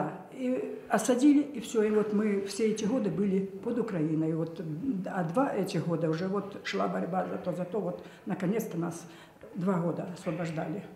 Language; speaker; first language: Russian; native; Russian